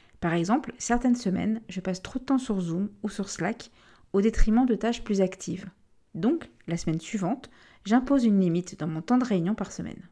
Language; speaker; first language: French; native; French